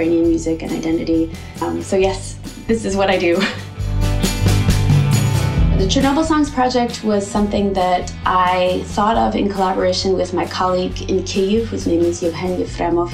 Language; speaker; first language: English; early bilingual, other home language; Ukrainian